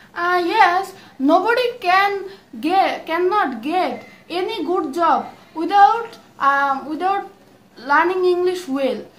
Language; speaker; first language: English; non-native, learner; Bangla